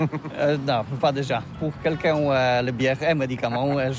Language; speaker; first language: French; non-native, learner; Polish